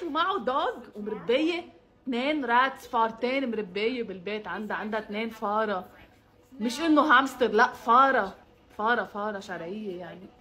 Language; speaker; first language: Arabic; native; Arabic